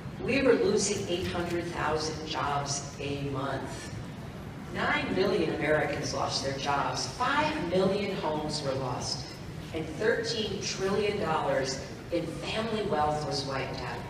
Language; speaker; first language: English; native; English